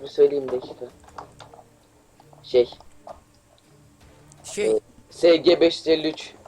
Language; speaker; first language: Turkish; native; Turkish